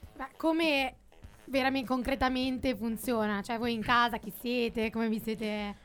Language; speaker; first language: Italian; native; Italian